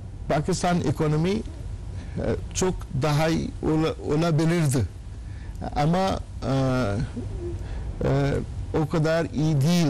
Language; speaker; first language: Turkish; non-native, learner; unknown